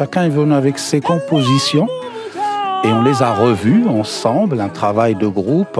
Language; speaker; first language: French; non-native, local second language; Arabic